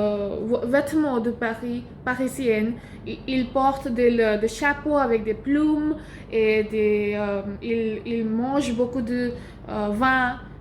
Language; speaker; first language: French; non-native, learner; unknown